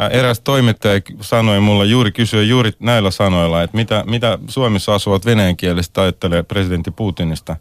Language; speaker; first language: Finnish; non-native, fluent; Russian